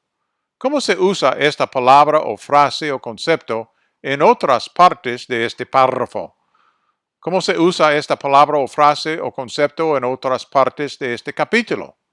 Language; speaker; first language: Spanish; non-native, fluent; English